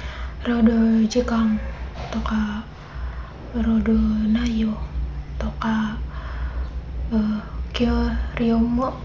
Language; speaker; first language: Japanese; non-native, learner; Indonesian